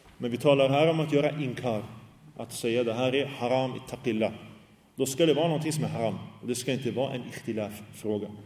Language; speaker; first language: Swedish; early bilingual, other home language; Arabic